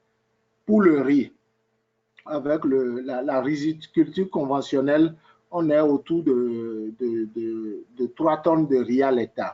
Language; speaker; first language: French; native; French